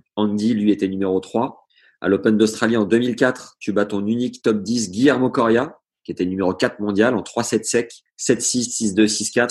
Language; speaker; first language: French; native; French